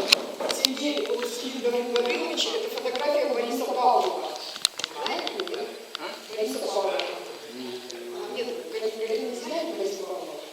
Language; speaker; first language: Russian; native; Russian